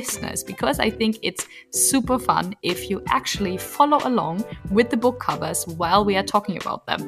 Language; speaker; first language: English; non-native, fluent; German